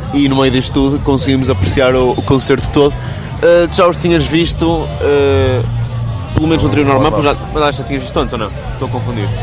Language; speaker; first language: Portuguese; native; Portuguese